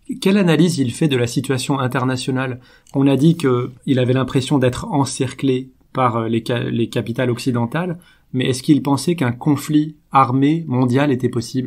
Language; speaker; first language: French; native; French